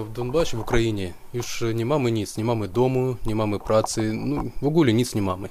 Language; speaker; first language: Polish; non-native, fluent; Russian